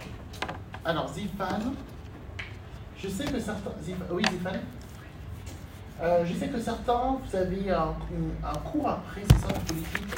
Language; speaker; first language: French; native; French